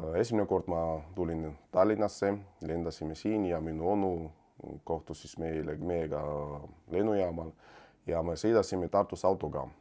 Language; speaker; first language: Estonian; non-native, fluent; Georgian